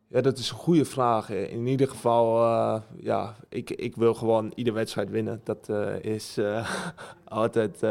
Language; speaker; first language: Dutch; early bilingual, heritage; Dutch